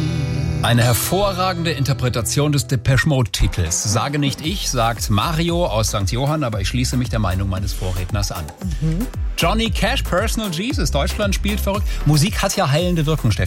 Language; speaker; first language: German; native; German